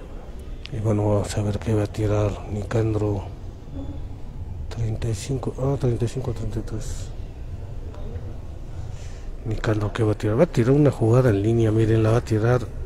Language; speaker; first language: Spanish; native; Spanish